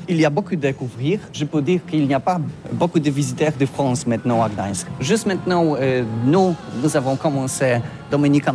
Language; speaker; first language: French; non-native, learner; Polish